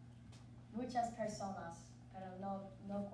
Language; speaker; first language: Spanish; non-native, learner; English